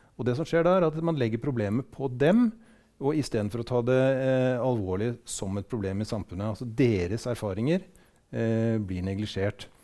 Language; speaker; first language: Norwegian; native; Norwegian